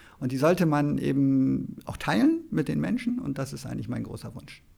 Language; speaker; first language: German; native; German